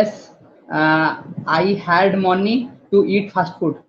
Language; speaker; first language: English; non-native, learner; Odia